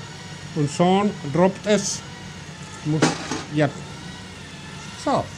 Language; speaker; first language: German; non-native, learner; Finnish